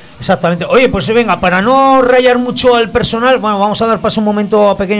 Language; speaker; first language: Spanish; native; Spanish